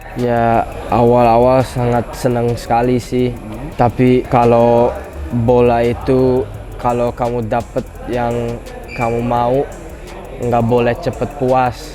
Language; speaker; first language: Indonesian; early bilingual, heritage; English